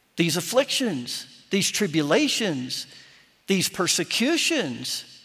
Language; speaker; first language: English; native; English